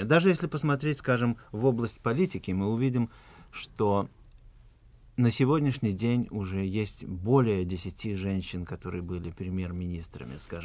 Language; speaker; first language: Russian; native; Russian